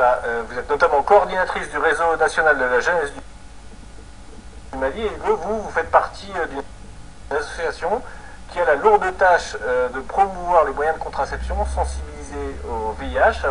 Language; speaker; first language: French; native; French